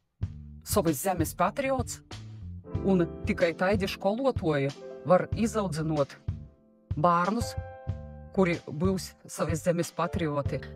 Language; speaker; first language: Latvian; non-native, local second language; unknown